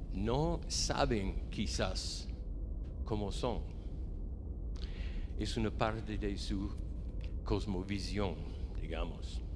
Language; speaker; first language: Spanish; non-native, fluent; English